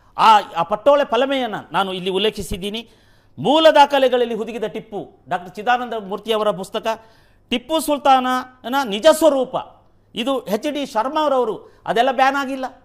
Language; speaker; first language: Kannada; non-native, local second language; Kodava